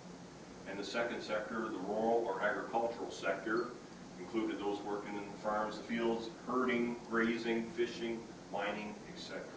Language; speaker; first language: English; native; English